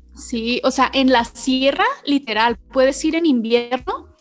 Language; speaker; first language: Spanish; native; Spanish